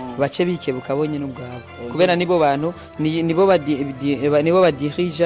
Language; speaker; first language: Rundi; early bilingual, heritage; Rundi